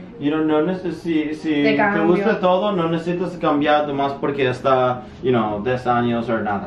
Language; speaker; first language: Spanish; early bilingual, heritage; English